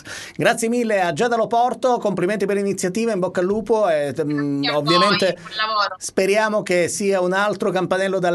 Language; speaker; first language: Italian; native; Italian